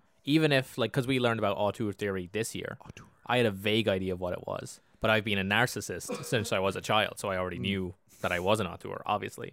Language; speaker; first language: English; native; English